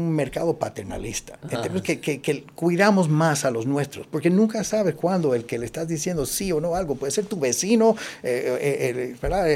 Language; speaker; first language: Spanish; early bilingual, heritage; Spanish